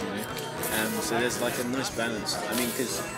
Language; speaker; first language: English; native; English